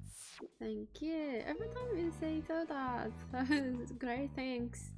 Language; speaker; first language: English; non-native, learner; Japanese